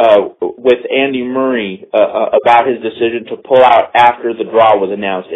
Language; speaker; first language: English; native; English